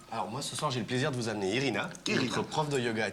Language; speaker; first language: French; native; French